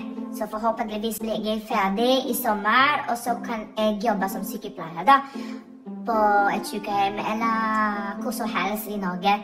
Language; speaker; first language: Norwegian; non-native, fluent; Iloko